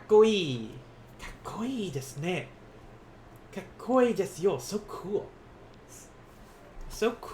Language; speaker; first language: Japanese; non-native, learner; English